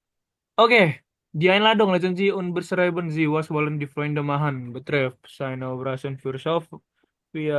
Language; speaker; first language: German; non-native, learner; Indonesian